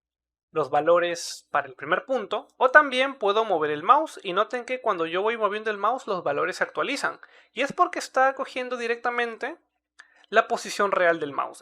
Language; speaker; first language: Spanish; native; Spanish